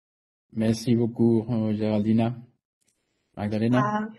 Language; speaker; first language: French; non-native, fluent; Spanish